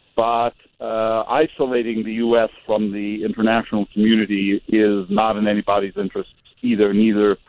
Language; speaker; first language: English; non-native, fluent; Arabic